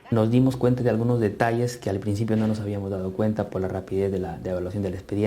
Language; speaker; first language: Spanish; native; Spanish